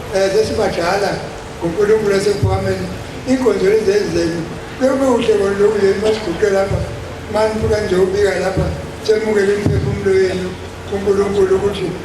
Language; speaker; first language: Zulu; native; Zulu